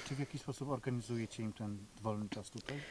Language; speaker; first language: Polish; native; Polish